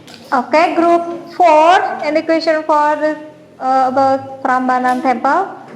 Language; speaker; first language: English; non-native, learner; Indonesian